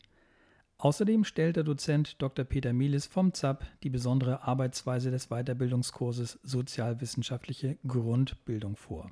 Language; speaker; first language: German; native; German